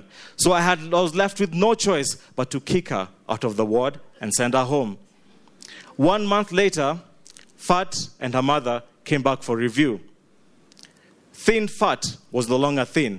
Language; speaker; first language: English; non-native, local second language; Ganda